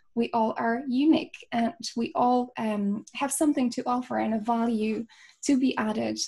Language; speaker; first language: English; non-native, fluent; Polish